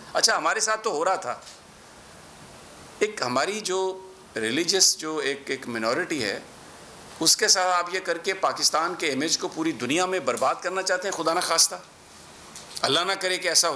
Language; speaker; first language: Urdu; native; Urdu